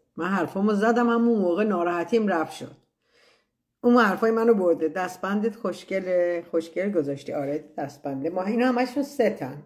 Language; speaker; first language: Persian; native; Persian